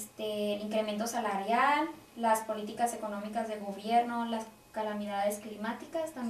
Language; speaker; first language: Spanish; native; Spanish